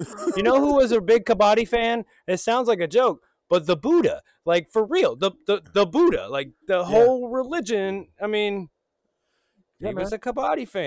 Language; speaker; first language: English; native; English